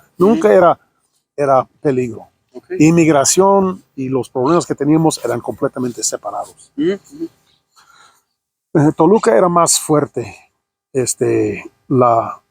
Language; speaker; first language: Spanish; non-native, fluent; English